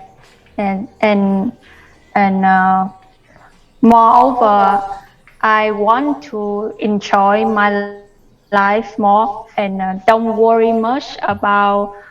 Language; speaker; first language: English; non-native, learner; Vietnamese